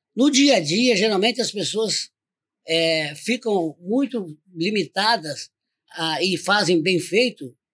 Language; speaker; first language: Portuguese; native; Portuguese